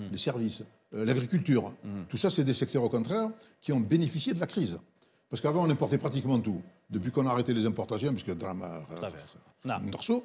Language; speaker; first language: French; non-native, local second language; Arabic